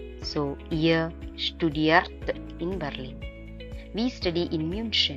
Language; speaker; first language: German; non-native, fluent; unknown